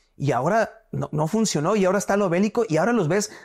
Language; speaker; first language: Spanish; native; Spanish